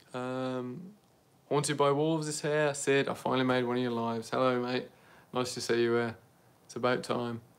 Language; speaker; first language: English; native; English